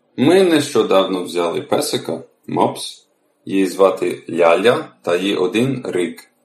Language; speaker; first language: Ukrainian; non-native, fluent; English